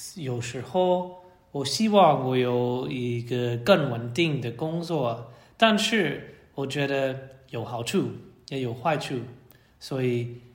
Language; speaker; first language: Chinese; non-native, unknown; English